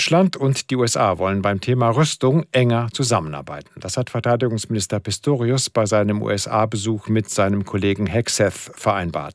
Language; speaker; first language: German; native; German